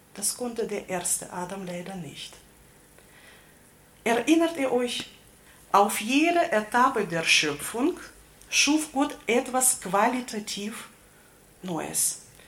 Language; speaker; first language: German; non-native, fluent; Russian